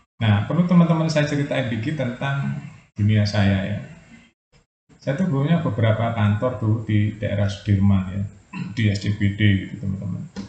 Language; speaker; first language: Indonesian; non-native, local second language; Javanese